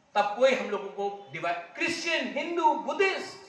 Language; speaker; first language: Hindi; non-native, local second language; Kok Borok